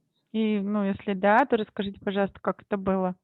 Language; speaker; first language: Russian; native; Russian